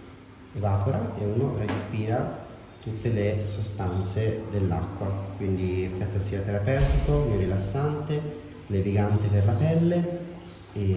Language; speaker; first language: Italian; native; Italian